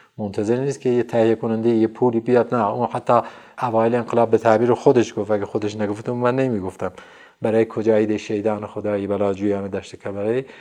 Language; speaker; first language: Persian; non-native, local second language; Central Kurdish